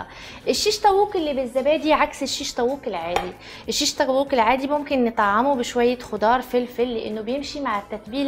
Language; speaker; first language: Arabic; native; Arabic